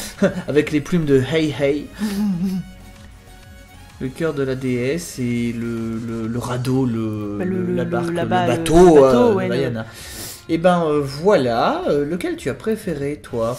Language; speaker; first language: French; native; French